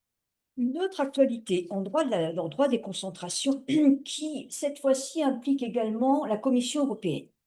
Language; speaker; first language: French; native; French